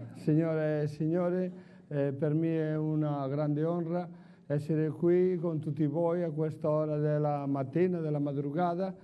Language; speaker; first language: Italian; non-native, learner; Spanish